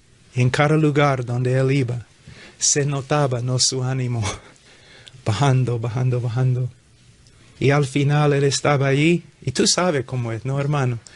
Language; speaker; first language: Spanish; non-native, fluent; English